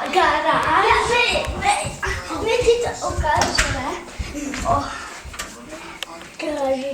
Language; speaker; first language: Czech; early bilingual, heritage; Czech